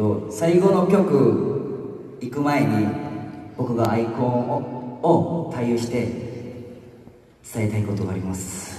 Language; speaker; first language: Japanese; non-native, learner; Korean